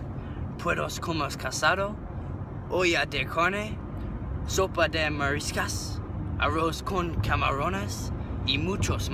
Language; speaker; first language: Spanish; non-native, learner; English